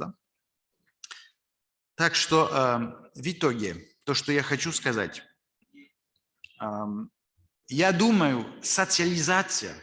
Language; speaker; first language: Russian; non-native, fluent; French